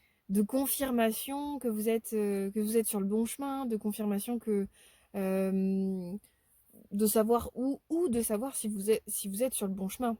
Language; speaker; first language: French; native; French